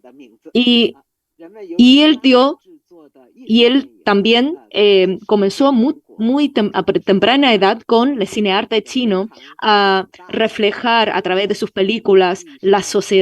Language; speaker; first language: Spanish; non-native, fluent; Chinese